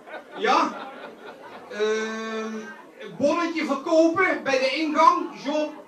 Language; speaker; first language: Dutch; non-native, local second language; Limburgish